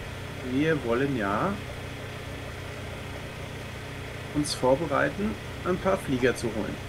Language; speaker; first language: German; native; German